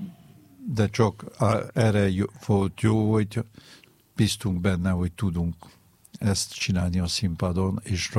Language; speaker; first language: Hungarian; non-native, fluent; French